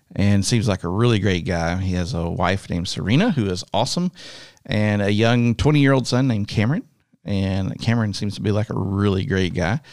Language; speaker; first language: English; native; English